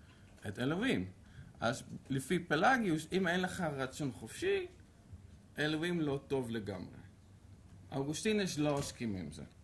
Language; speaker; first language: Hebrew; non-native, fluent; Dutch